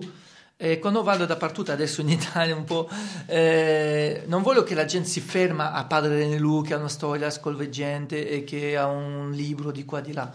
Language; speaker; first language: Italian; non-native, fluent; French